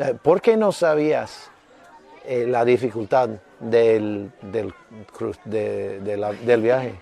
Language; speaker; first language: Spanish; non-native, learner; English